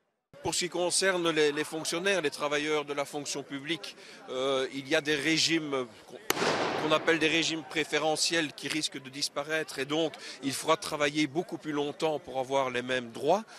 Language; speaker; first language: French; native; French